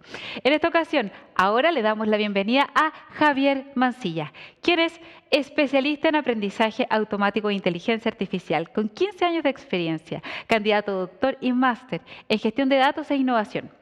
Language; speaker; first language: Spanish; native; Spanish